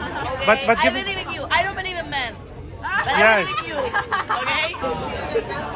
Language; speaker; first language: English; non-native, learner; Spanish